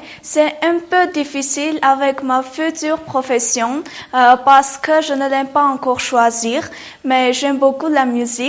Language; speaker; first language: French; non-native, learner; Armenian